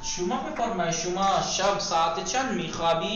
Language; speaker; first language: Persian; non-native, fluent; Urdu